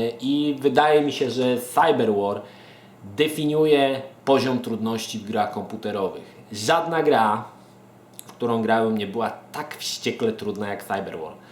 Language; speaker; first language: Polish; native; Polish